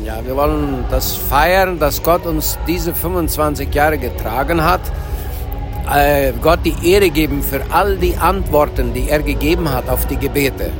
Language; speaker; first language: German; early bilingual, heritage; Low German